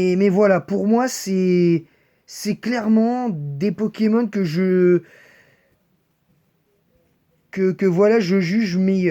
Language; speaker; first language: French; native; French